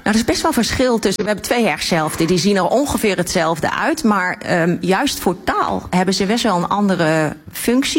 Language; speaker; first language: Dutch; native; Dutch